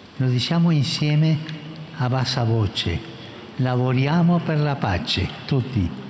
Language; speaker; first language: Italian; early bilingual, heritage; Spanish